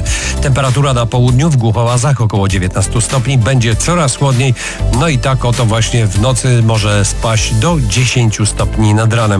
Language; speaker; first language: Polish; native; Polish